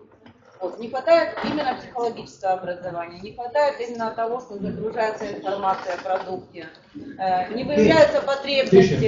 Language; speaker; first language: Russian; native; Russian